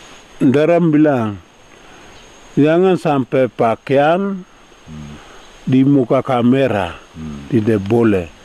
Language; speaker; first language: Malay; non-native, local second language; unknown